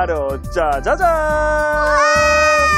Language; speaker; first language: Korean; native; Korean